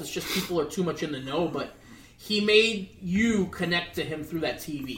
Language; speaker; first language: English; early bilingual, other home language; Greek